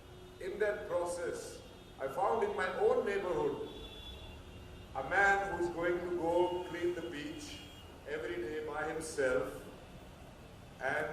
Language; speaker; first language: English; non-native, local second language; Hindi